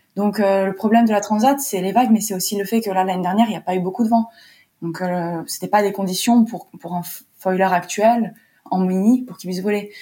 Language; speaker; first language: French; early bilingual, heritage; French